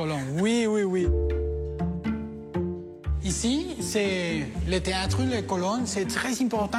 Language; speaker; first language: French; non-native, learner; Spanish